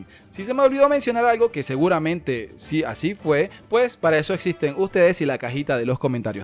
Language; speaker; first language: Spanish; native; Spanish